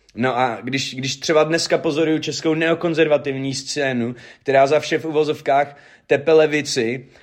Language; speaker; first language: Czech; native; Czech